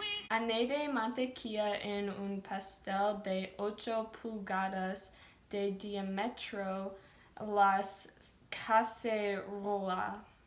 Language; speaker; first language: Spanish; non-native, learner; English